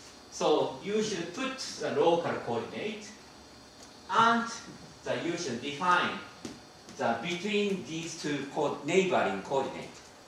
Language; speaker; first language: English; non-native, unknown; Japanese